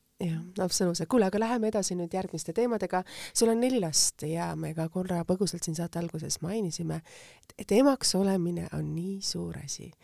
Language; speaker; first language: Estonian; native; Estonian